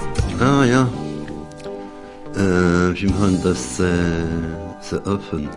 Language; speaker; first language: German; non-native, learner; French